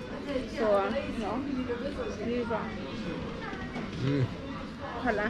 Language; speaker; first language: Swedish; non-native, learner; Thai